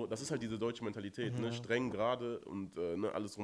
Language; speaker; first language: German; native; German